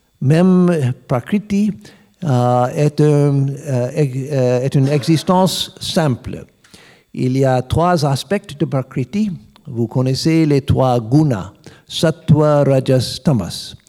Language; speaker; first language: French; non-native, learner; English